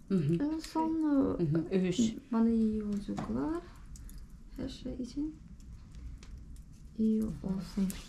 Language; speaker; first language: Turkish; non-native, learner; Yakut